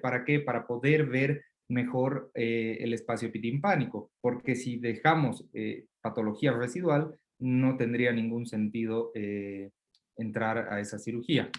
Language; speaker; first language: Spanish; native; Spanish